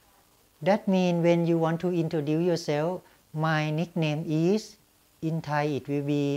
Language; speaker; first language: English; non-native, fluent; Thai